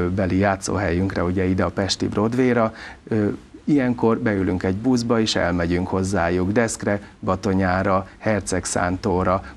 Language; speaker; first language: Hungarian; non-native, local second language; Serbian